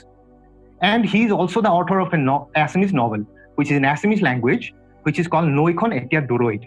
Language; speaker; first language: English; non-native, local second language; Assamese